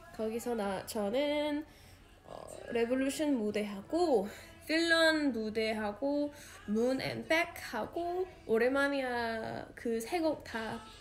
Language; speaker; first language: Korean; non-native, fluent; English